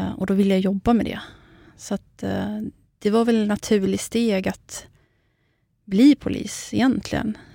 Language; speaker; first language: Swedish; early bilingual, other home language; Central Kurdish